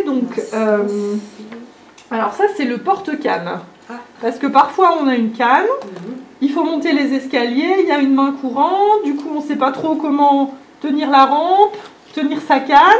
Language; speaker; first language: French; native; French